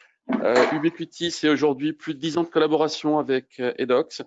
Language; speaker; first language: French; native; French